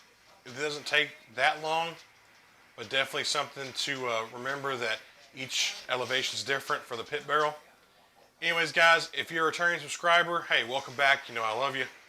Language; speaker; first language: English; native; English